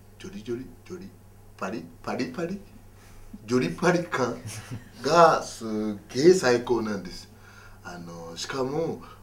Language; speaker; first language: Japanese; non-native, fluent; Yoruba